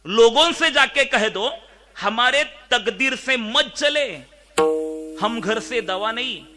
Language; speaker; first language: Hindi; non-native, local second language; Marathi